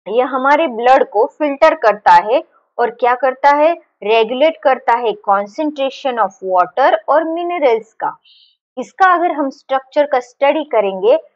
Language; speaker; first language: Hindi; non-native, local second language; Marathi